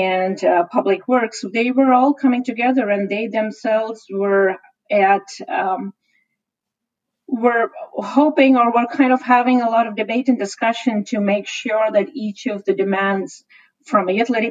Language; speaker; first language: English; non-native, local second language; Hindi